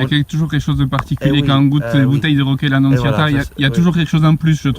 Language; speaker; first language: French; native; French